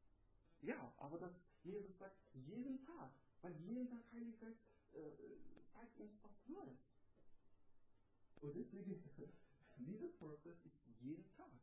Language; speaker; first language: German; non-native, learner; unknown